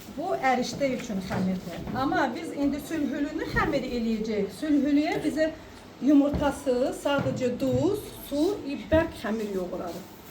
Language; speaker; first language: Azerbaijani; non-native, local second language; Lezghian